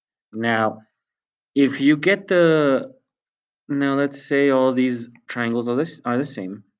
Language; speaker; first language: English; native; English